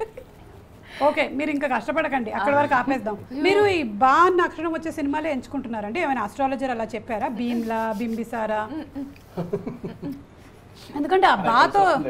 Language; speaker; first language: Telugu; native; Telugu